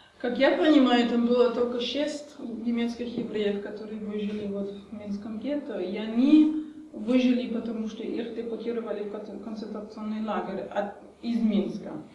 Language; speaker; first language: Russian; non-native, fluent; German